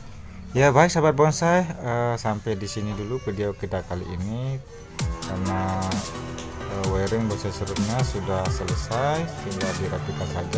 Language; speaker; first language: Indonesian; native; Indonesian